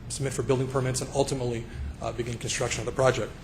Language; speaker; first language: English; native; English